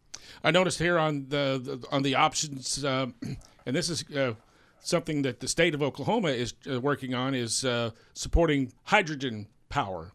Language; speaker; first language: English; native; English